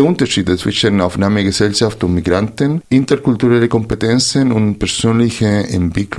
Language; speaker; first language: German; non-native, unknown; Spanish